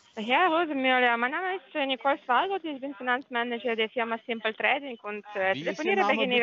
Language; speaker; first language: German; non-native, learner; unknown